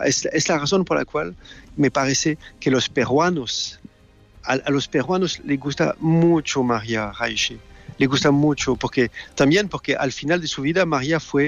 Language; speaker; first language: Spanish; non-native, learner; French